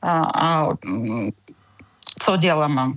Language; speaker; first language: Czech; non-native, learner; Ukrainian